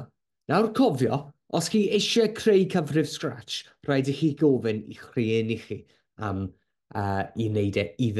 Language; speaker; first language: Welsh; non-native, local second language; English